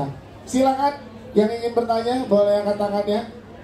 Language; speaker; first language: Indonesian; native; Indonesian